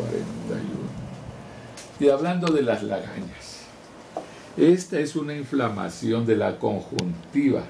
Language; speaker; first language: Spanish; native; Spanish